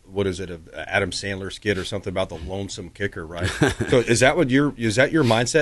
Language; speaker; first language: English; native; English